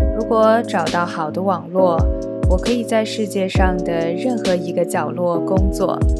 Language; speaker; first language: Chinese; native; Chinese